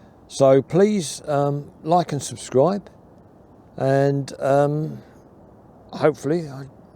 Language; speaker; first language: English; native; English